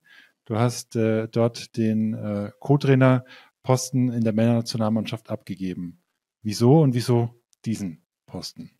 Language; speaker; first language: German; native; German